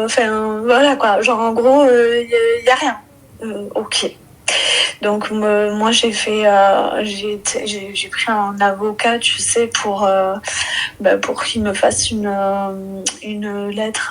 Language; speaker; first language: French; early bilingual, other home language; Arabic